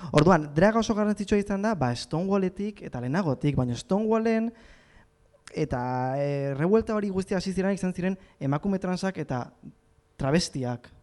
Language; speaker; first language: Basque; non-native, local second language; Spanish